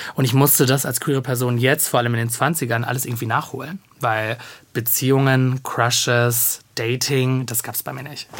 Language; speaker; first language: German; native; German